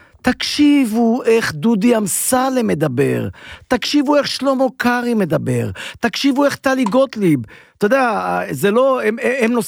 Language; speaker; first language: Hebrew; native; Hebrew